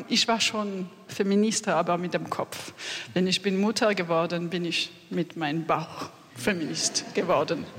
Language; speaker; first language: German; non-native, learner; French